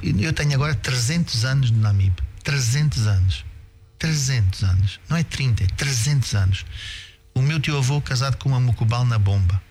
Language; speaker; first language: Portuguese; native; Portuguese